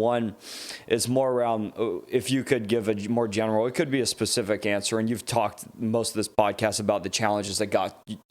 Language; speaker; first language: English; native; English